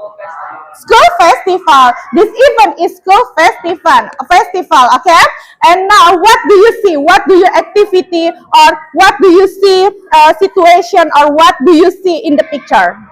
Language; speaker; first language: English; non-native, learner; Indonesian